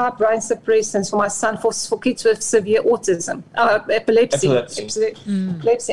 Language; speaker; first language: English; non-native, local second language; Afrikaans